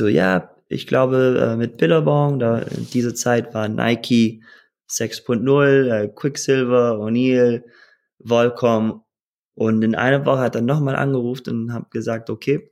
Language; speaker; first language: German; early bilingual, heritage; German